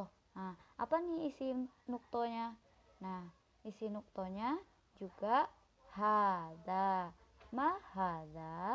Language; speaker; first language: Indonesian; native; Indonesian